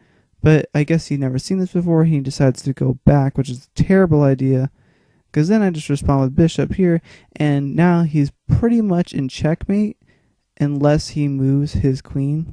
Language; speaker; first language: English; native; English